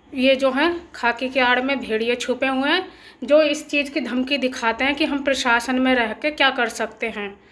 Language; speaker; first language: Hindi; native; Hindi